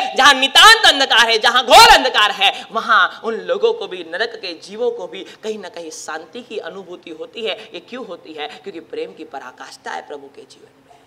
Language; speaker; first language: Hindi; non-native, local second language; Gujarati